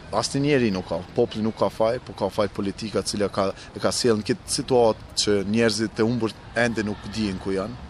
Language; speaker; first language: Albanian; non-native, local second language; Romany